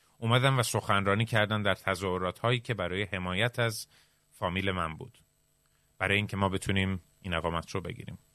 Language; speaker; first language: Persian; early bilingual, heritage; Persian